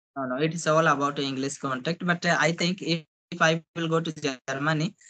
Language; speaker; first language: English; non-native, local second language; Odia